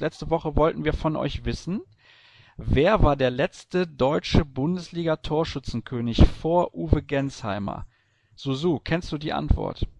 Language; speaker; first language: German; native; German